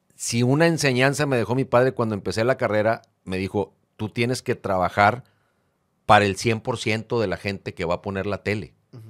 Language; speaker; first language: Spanish; native; Spanish